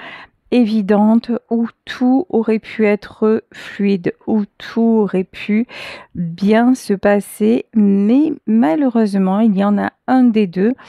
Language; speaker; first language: French; native; French